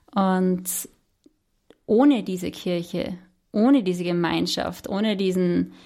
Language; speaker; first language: German; native; German